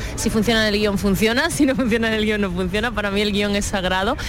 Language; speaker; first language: Spanish; native; Spanish